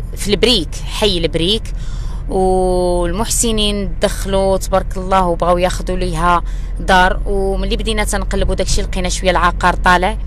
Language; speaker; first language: Arabic; non-native, local second language; Central Atlas Tamazight